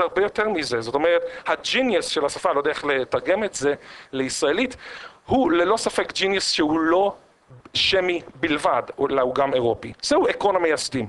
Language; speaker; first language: Hebrew; native; Hebrew